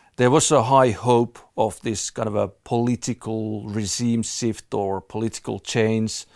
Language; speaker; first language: English; non-native, fluent; Finnish